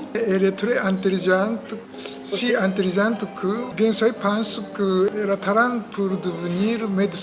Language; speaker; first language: French; non-native, learner; Japanese